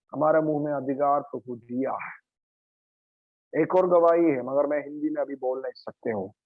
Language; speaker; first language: Hindi; non-native, local second language; Malayalam